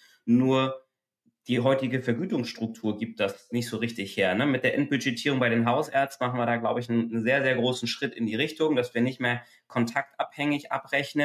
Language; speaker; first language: German; native; German